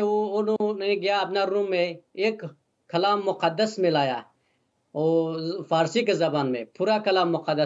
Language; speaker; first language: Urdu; non-native, learner; Persian